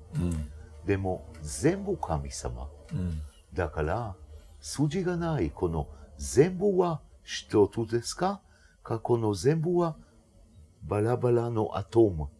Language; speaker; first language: Japanese; non-native, fluent; Hebrew